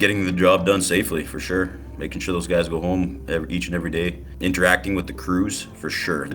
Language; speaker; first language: English; native; English